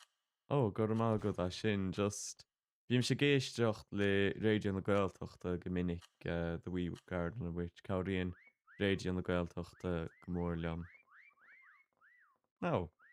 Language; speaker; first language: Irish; non-native, local second language; English